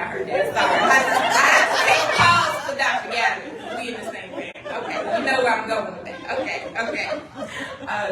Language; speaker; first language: English; native; English